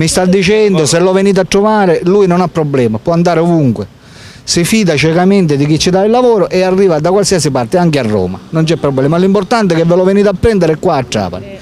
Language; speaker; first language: Italian; native; Italian